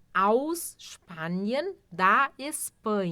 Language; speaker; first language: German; non-native, fluent; Portuguese